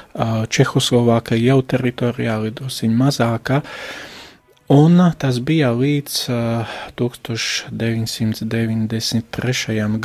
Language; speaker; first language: Latvian; non-native, fluent; Slovak